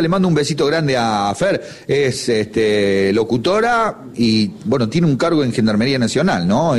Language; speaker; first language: Spanish; native; Spanish